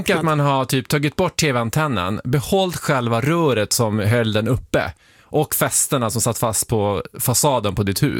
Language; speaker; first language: Swedish; native; Swedish